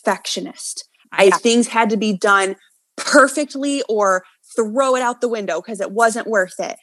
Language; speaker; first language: English; native; English